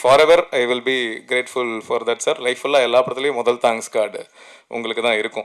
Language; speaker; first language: Tamil; native; Tamil